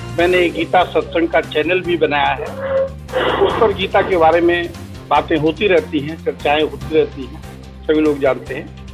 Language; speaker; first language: Hindi; native; Hindi